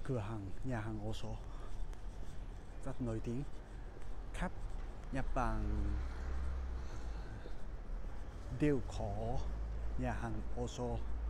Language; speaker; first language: Vietnamese; non-native, learner; Japanese